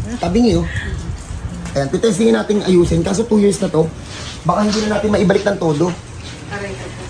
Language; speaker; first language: Filipino; non-native, local second language; Bikol